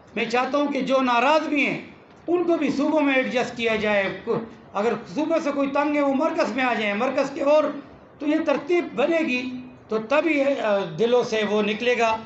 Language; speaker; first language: Urdu; non-native, local second language; Pashto